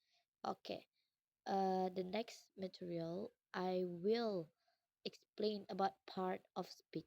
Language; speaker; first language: English; non-native, fluent; Indonesian